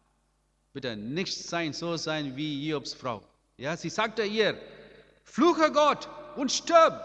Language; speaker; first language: German; non-native, learner; Amharic